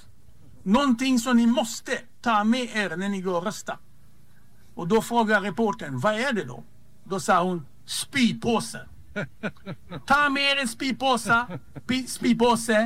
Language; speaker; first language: Swedish; non-native, fluent; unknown